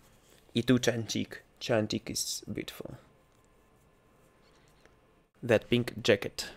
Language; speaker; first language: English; non-native, learner; Russian